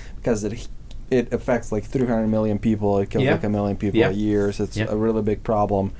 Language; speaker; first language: English; non-native, fluent; Serbian